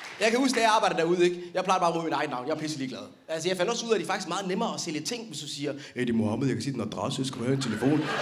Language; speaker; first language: Danish; early bilingual, other home language; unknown